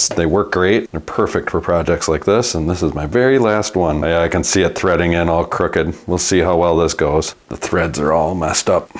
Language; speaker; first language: English; native; English